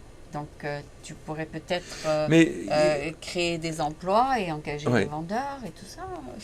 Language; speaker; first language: French; native; French